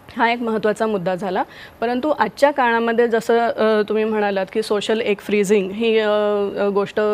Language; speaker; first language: Marathi; native; Marathi